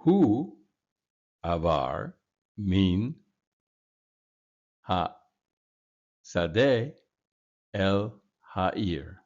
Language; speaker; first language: Hebrew; non-native, fluent; English